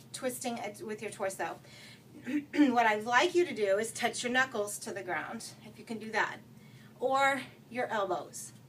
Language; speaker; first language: English; native; English